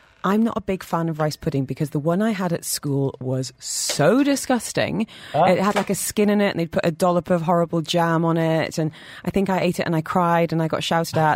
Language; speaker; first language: English; native; English